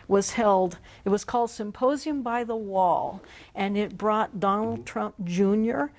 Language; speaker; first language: English; native; English